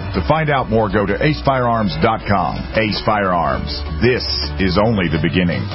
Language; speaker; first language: English; native; English